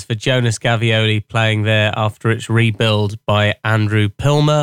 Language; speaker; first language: English; native; English